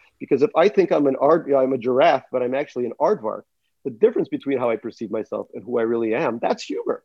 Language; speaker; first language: English; early bilingual, other home language; Russian